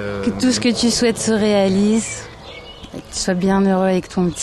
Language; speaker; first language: French; native; French